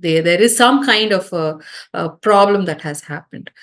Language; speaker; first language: English; non-native, local second language; Tamil